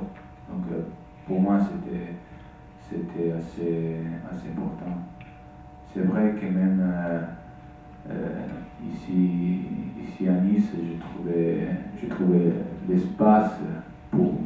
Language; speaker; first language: French; non-native, fluent; Italian